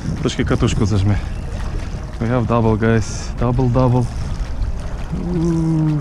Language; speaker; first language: English; non-native, learner; Ukrainian